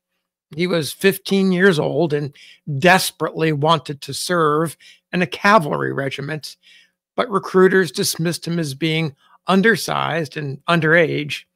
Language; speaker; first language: English; native; English